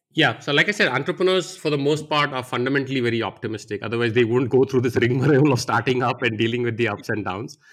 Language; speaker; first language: English; non-native, local second language; Hindi